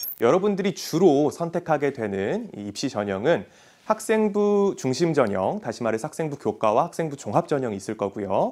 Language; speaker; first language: Korean; native; Korean